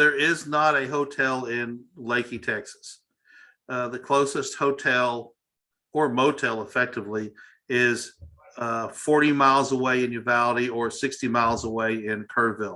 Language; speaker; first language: English; native; English